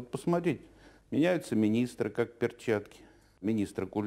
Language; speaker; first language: Russian; native; Russian